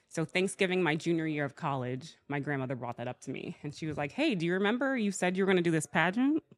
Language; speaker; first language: English; native; English